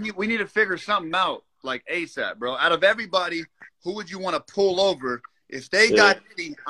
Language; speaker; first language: English; native; English